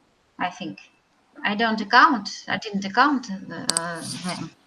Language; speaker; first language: English; non-native, learner; Russian